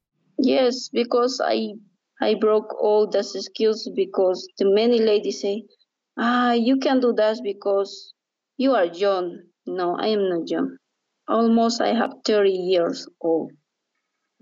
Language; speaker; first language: English; non-native, learner; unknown